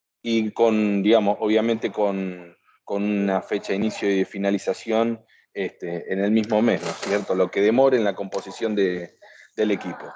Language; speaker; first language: Spanish; native; Spanish